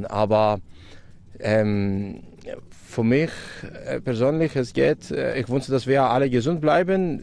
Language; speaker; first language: German; non-native, fluent; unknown